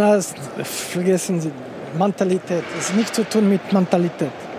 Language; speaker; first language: German; non-native, local second language; French